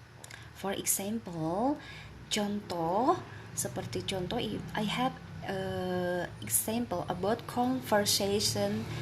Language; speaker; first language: English; non-native, learner; Indonesian